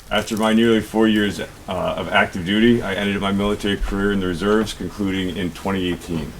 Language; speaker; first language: English; native; English